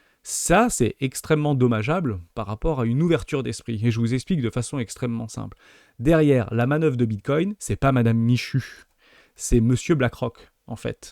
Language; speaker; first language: French; native; French